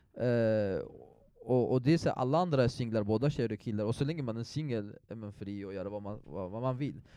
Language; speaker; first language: Swedish; non-native, fluent; Persian